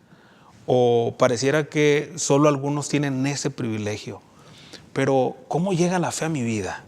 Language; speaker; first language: Spanish; native; Spanish